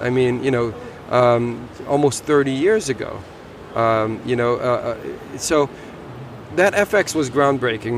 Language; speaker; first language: English; native; English